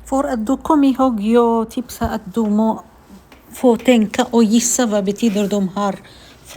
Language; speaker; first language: Swedish; non-native, fluent; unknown